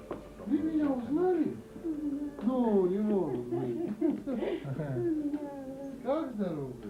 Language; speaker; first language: Russian; non-native, local second language; Georgian